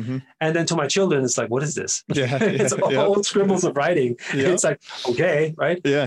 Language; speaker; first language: English; non-native, fluent; German